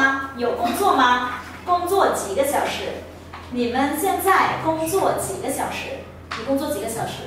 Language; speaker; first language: Chinese; non-native, fluent; Vietnamese